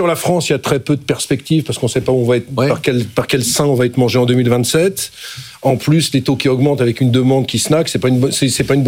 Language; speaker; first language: French; native; French